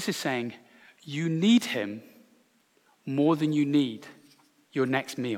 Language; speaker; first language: English; native; English